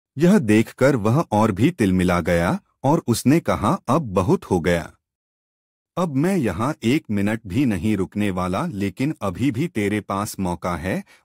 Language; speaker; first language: Hindi; non-native, local second language; Gujarati